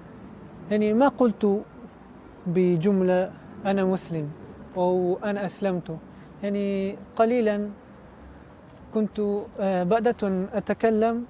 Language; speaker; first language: Arabic; non-native, learner; Italian